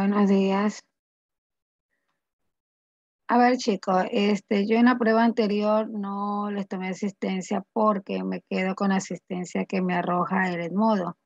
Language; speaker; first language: Spanish; native; Spanish